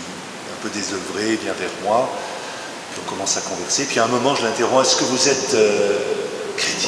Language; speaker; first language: French; native; French